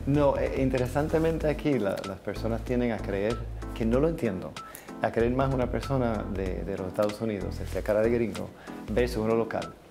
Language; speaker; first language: Spanish; non-native, fluent; English